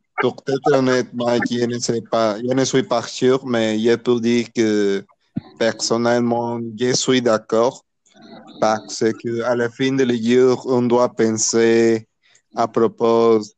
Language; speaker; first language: French; non-native, learner; Spanish